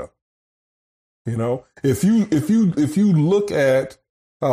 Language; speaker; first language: English; native; English